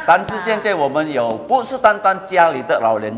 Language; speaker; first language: Chinese; early bilingual, heritage; Chinese